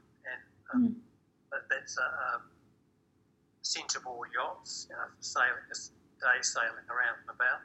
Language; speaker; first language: English; native; English